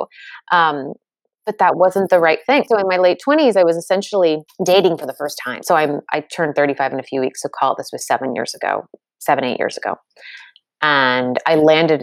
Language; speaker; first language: English; native; English